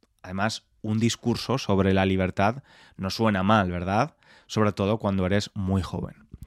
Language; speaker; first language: Spanish; native; Spanish